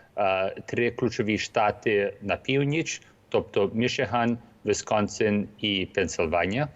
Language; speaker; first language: Ukrainian; early bilingual, heritage; Ukrainian